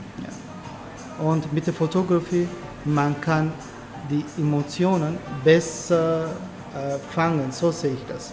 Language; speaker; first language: German; non-native, learner; Turkish